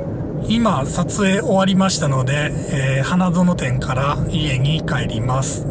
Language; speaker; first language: Japanese; native; Japanese